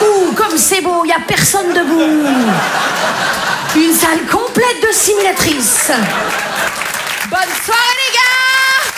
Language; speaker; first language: French; native; French